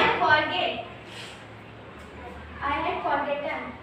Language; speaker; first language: English; non-native, learner; Hindi